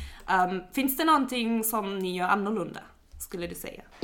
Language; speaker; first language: Swedish; non-native, fluent; German